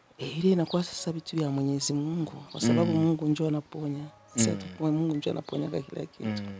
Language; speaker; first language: Swahili; native; Swahili